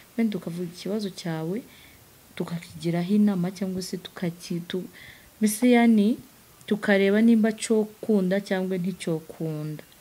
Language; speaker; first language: Kinyarwanda; native; Kinyarwanda